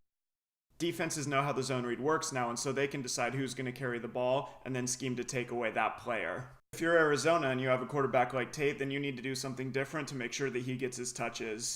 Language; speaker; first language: English; native; English